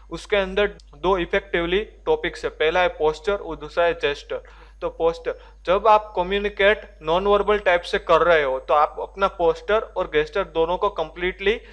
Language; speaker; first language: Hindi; non-native, local second language; Gujarati